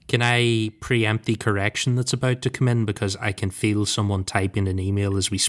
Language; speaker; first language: English; native; English